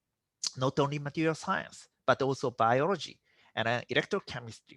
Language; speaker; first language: English; non-native, fluent; Japanese